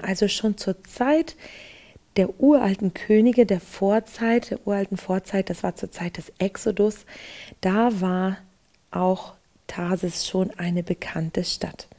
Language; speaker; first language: German; native; German